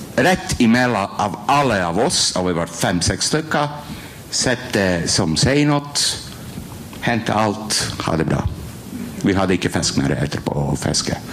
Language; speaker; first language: Norwegian; non-native, learner; Croatian